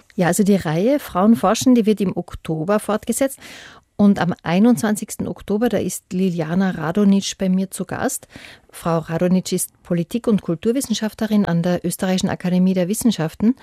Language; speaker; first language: German; native; German